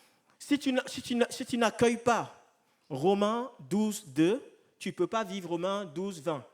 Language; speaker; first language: French; native; French